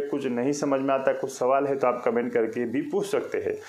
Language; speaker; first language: Hindi; non-native, local second language; Marathi